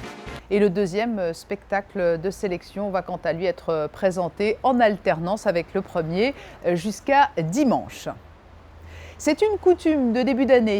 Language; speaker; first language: French; native; French